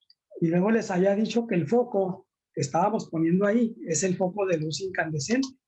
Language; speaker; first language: Spanish; native; Spanish